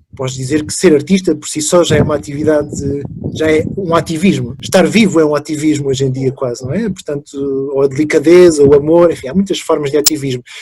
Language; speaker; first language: Portuguese; early bilingual, other home language; French